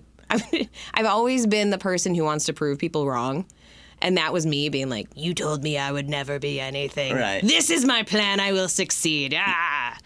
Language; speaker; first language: English; native; English